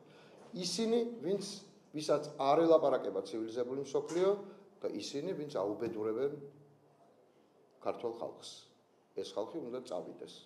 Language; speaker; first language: Georgian; native; Georgian